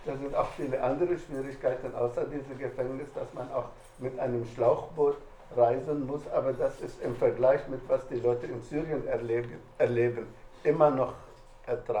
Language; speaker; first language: German; non-native, fluent; Arabic